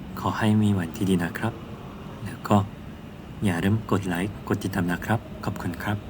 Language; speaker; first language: Thai; non-native, learner; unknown